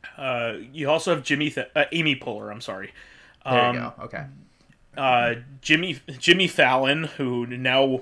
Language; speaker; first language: English; native; English